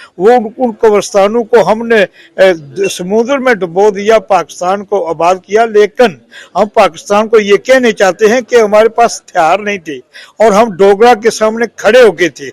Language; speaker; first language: Urdu; non-native, local second language; Pahari-Potwari